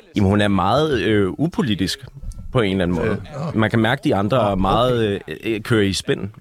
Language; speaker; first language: Danish; native; Danish